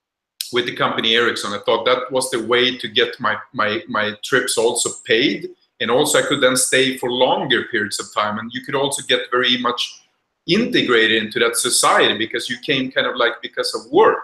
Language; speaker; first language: English; non-native, fluent; Swedish